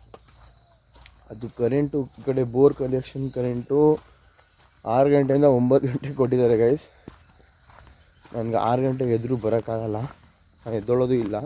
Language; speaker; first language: Kannada; native; Kannada